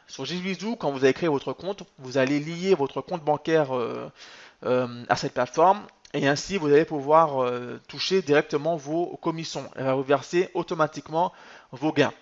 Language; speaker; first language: French; native; French